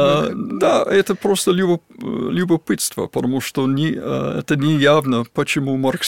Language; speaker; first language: Russian; non-native, fluent; English